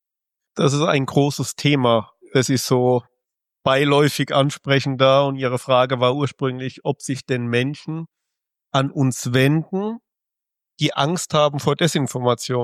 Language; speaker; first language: German; native; German